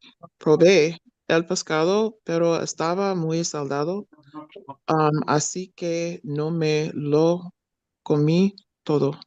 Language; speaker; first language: Spanish; non-native, learner; English